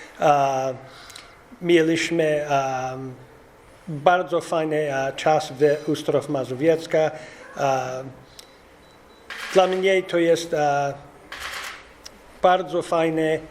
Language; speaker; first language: Polish; non-native, learner; English